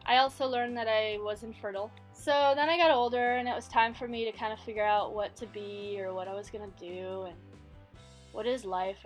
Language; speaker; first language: English; native; English